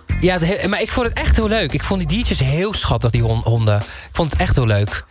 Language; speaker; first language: Dutch; early bilingual, other home language; Persian